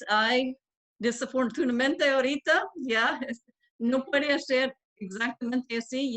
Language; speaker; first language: Spanish; non-native, learner; English